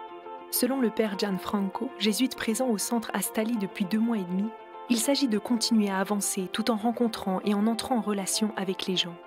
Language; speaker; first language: French; native; French